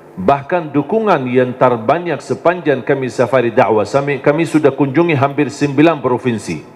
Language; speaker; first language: Indonesian; non-native, fluent; Arabic